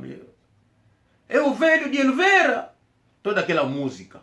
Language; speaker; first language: Portuguese; non-native, local second language; Kongo